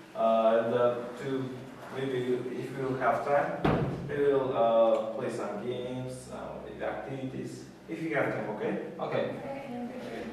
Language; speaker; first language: English; non-native, fluent; Kazakh